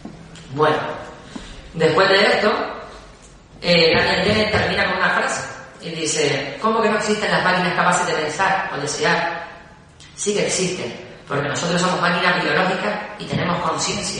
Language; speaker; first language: Spanish; native; Spanish